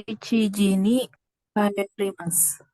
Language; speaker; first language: Japanese; non-native, learner; Indonesian